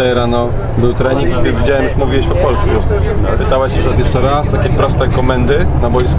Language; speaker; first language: Polish; native; Polish